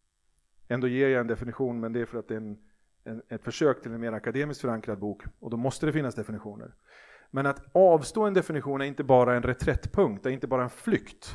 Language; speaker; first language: Swedish; native; Swedish